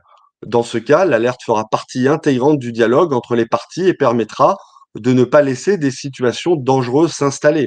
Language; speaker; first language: French; native; French